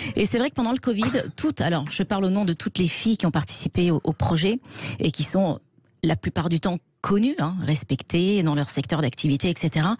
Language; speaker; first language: French; native; French